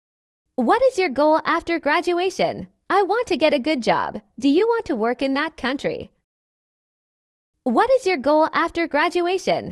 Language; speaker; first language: English; non-native, fluent; Burmese